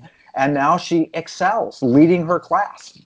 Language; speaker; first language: English; native; English